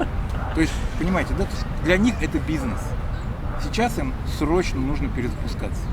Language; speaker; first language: Russian; native; Russian